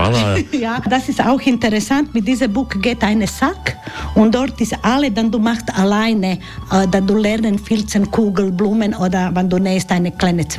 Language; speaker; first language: German; non-native, learner; Croatian